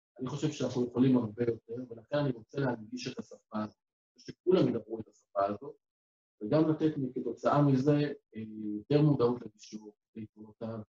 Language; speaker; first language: Hebrew; native; Hebrew